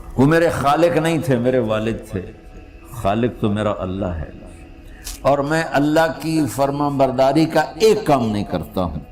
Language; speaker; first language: Urdu; non-native, local second language; Punjabi